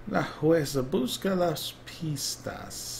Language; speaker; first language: Spanish; non-native, learner; English